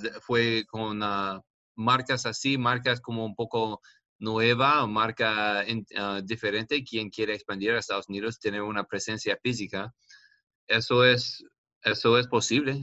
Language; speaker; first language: Spanish; non-native, learner; English